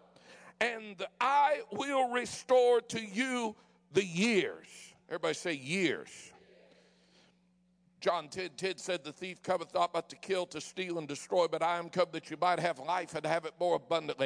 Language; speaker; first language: English; native; English